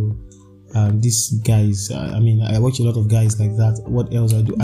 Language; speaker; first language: English; non-native, local second language; Yoruba